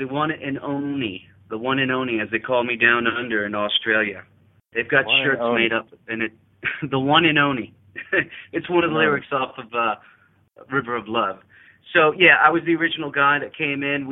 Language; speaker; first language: English; native; English